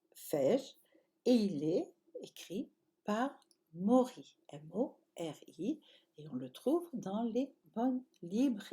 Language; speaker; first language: French; native; French